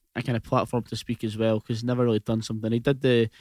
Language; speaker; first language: English; native; English